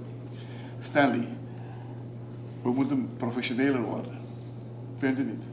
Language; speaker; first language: Dutch; non-native, local second language; Papiamento